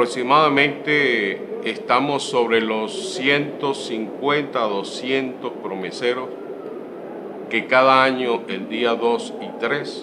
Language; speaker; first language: Spanish; native; Spanish